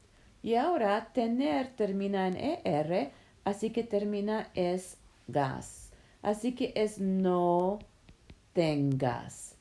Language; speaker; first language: Spanish; non-native, fluent; English